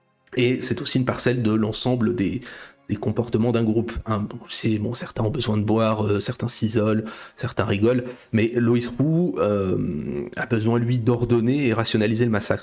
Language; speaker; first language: French; native; French